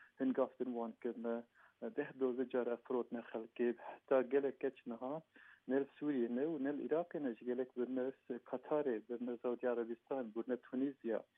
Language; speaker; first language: Kurdish; early bilingual, heritage; Kurdish